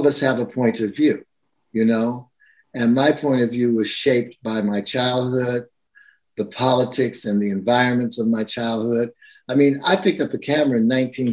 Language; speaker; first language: English; native; English